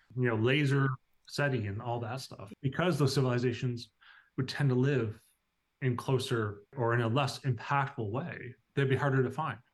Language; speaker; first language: English; native; English